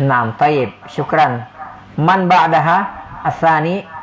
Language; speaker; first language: Arabic; non-native, fluent; Indonesian